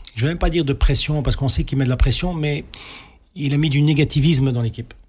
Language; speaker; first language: French; native; French